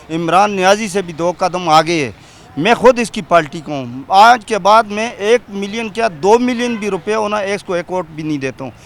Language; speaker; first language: Urdu; non-native, local second language; Pashto